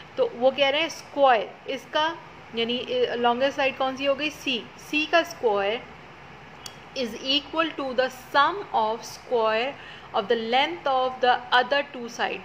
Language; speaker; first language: Urdu; native; Urdu